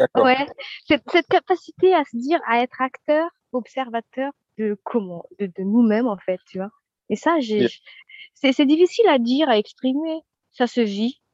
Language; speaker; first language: French; non-native, local second language; Malagasy